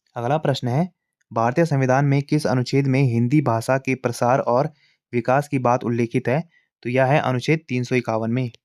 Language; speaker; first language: Hindi; native; Hindi